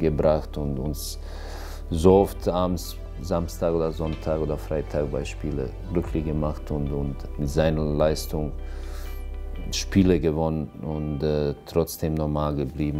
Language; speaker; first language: German; non-native, fluent; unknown